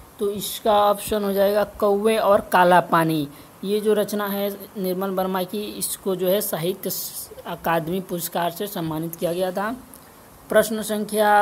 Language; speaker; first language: Hindi; native; Hindi